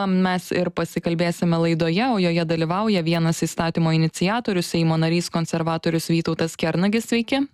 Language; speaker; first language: Lithuanian; native; Lithuanian